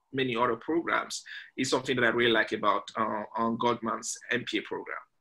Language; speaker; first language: English; non-native, fluent; French